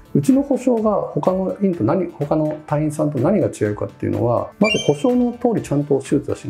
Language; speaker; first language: Japanese; native; Japanese